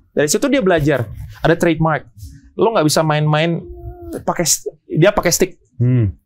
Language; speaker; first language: Indonesian; native; Indonesian